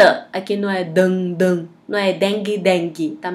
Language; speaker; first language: Portuguese; non-native, fluent; Chinese